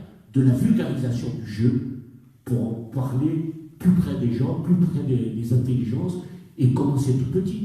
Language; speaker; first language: French; native; French